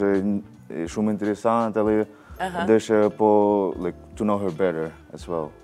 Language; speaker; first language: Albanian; non-native, learner; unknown